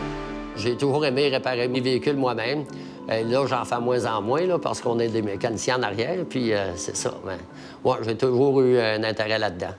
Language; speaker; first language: French; native; French